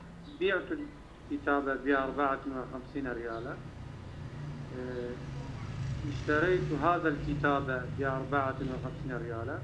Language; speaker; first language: Arabic; non-native, learner; Turkish